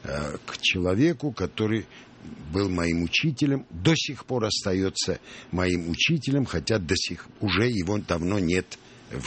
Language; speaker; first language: Russian; non-native, local second language; Armenian